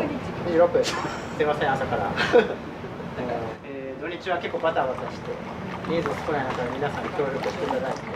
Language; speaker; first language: Japanese; native; Japanese